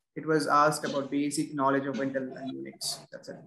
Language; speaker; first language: English; non-native, local second language; Bangla